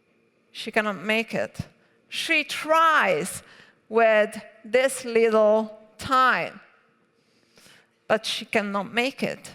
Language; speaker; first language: English; non-native, fluent; Italian